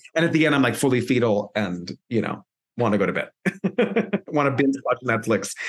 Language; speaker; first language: English; early bilingual, other home language; Spanish